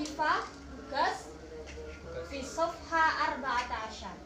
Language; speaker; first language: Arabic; non-native, learner; Indonesian